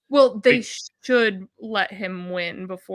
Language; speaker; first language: English; native; English